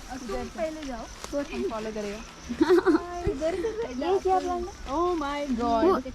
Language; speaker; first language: Hindi; non-native, local second language; Telugu